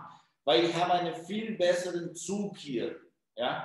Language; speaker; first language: German; non-native, fluent; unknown